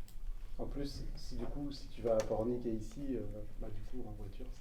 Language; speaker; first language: French; native; French